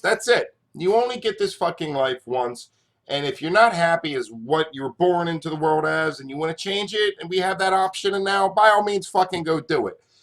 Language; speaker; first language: English; native; English